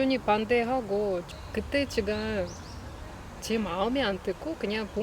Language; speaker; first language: Korean; non-native, learner; Russian